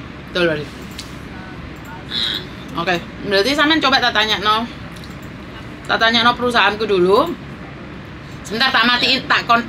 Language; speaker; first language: Indonesian; non-native, local second language; Javanese